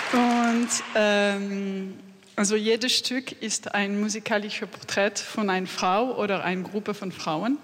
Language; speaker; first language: German; non-native, fluent; French